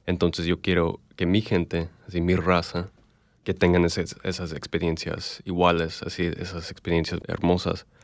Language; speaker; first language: Spanish; early bilingual, other home language; English